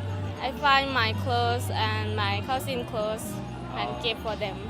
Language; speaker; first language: English; non-native, learner; Hmong